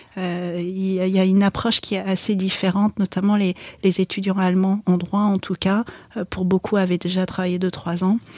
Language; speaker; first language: French; early bilingual, other home language; Chinese